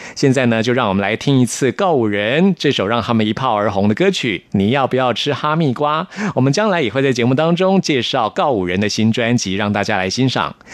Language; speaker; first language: Chinese; native; Chinese